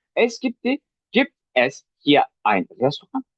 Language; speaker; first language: German; non-native, fluent; Turkish